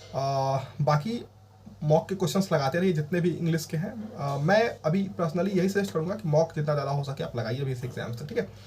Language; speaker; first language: Hindi; native; Hindi